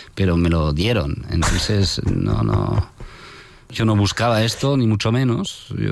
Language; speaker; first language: Spanish; non-native, fluent; French